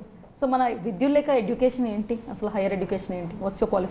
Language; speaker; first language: Telugu; native; Telugu